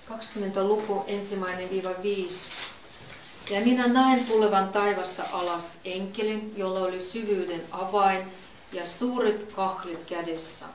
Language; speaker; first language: Finnish; non-native, fluent; Russian